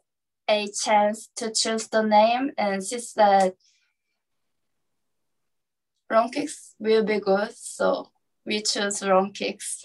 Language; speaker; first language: English; non-native, learner; Korean